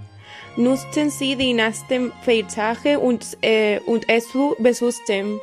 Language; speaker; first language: German; non-native, learner; Spanish